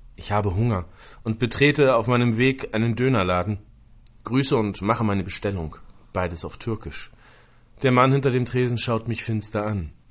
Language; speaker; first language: German; native; German